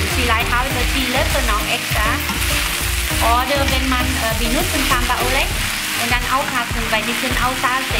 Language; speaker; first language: German; non-native, learner; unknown